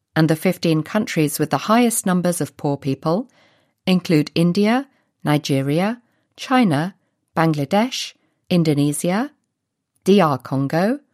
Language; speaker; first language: English; native; English